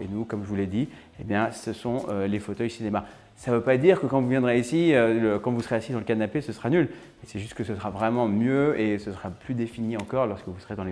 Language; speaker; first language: French; native; French